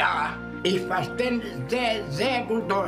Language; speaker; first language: German; non-native, learner; Greek